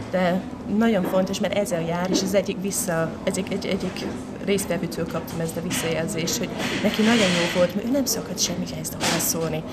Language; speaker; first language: Hungarian; non-native, fluent; English